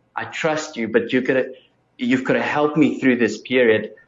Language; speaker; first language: English; non-native, local second language; Afrikaans